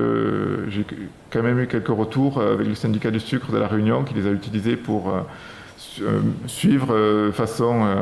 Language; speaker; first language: French; native; French